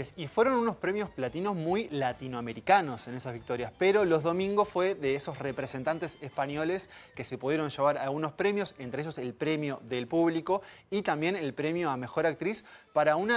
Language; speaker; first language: Spanish; native; Spanish